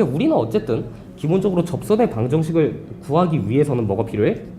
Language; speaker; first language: Korean; native; Korean